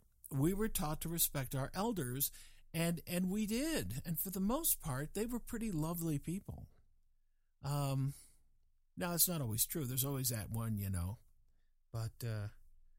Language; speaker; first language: English; native; English